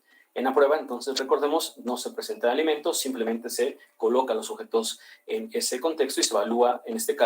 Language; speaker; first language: Spanish; native; Spanish